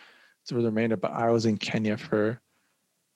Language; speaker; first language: English; early bilingual, other home language; Somali